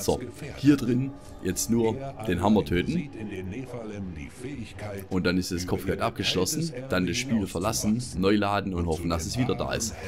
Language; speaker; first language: German; native; German